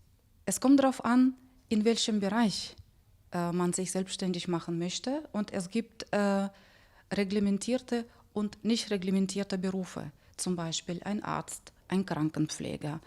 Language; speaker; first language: German; non-native, fluent; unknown